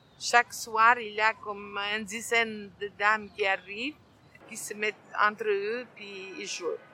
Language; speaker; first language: French; non-native, fluent; Italian